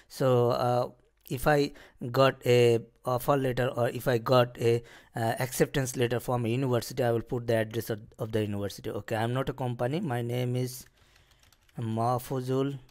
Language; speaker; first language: English; non-native, local second language; Bangla